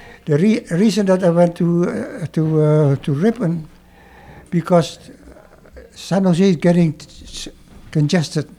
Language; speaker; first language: English; non-native, fluent; Dutch